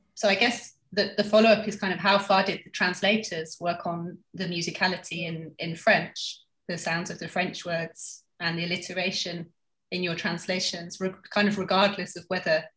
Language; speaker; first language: English; native; English